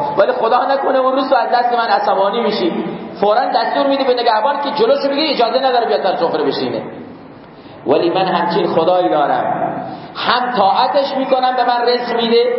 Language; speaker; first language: Persian; non-native, local second language; Baluchi